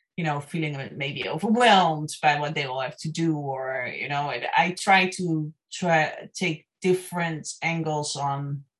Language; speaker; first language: English; non-native, fluent; Dutch